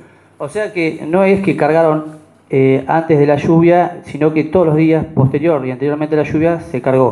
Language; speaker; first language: Spanish; native; Spanish